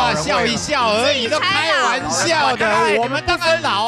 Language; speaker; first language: Chinese; native; Chinese